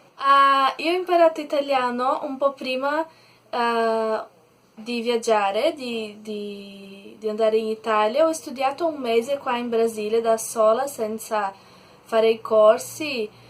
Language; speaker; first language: Italian; non-native, learner; Portuguese